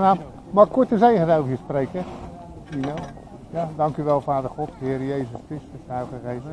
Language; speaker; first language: Dutch; native; Dutch